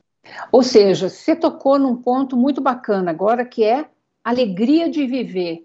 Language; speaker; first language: Portuguese; native; Portuguese